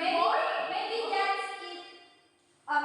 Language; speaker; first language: English; non-native, learner; Indonesian